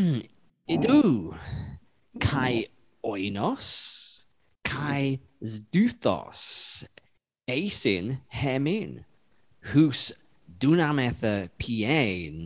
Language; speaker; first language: Greek; non-native, learner; English